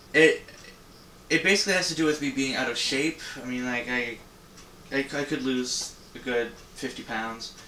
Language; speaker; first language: English; native; English